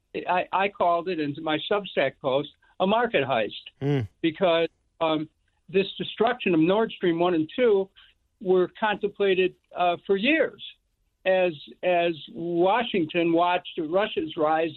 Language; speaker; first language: English; native; English